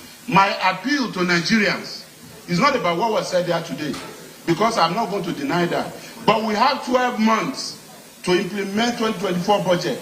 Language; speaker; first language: English; non-native, local second language; Yoruba